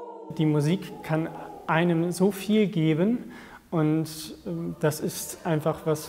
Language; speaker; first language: German; native; German